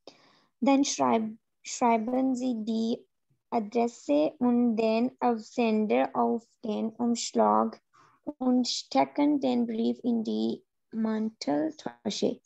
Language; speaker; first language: German; non-native, learner; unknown